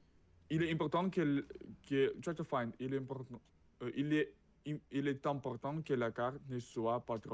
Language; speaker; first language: French; non-native, learner; Russian